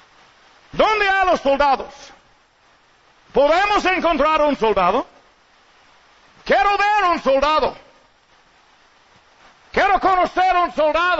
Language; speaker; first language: Spanish; non-native, learner; English